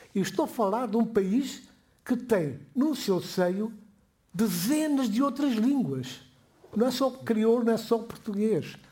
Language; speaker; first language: Portuguese; non-native, local second language; Upper Guinea Crioulo